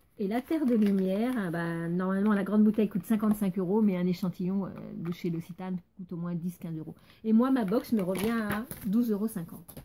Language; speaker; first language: French; native; French